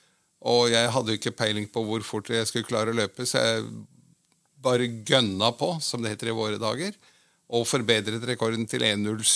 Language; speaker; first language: Norwegian; native; Norwegian